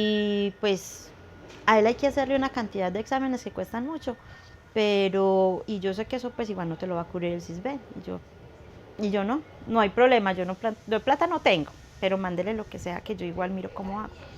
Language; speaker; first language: Spanish; native; Spanish